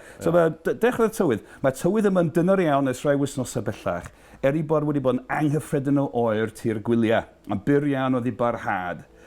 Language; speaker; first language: Welsh; non-native, fluent; English